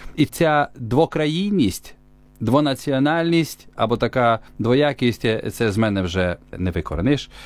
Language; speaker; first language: Ukrainian; native; Ukrainian